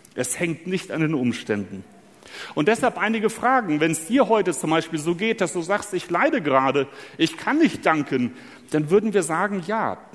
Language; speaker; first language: German; early bilingual, other home language; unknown